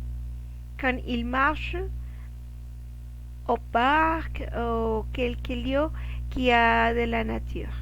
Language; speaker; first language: French; non-native, learner; Spanish